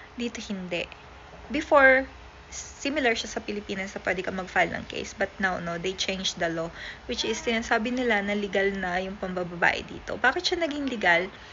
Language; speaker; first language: Filipino; native; Filipino